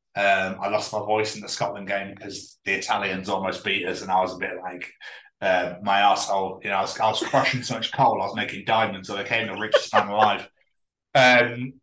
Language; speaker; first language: English; native; English